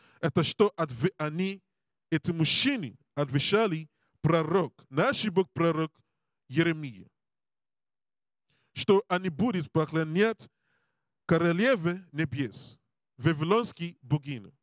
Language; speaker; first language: Russian; non-native, learner; English